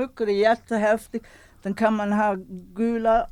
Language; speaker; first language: Swedish; non-native, fluent; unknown